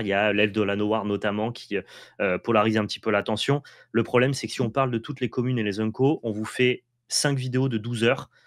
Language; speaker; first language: French; native; French